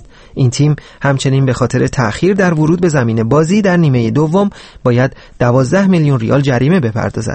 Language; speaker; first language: Persian; native; Persian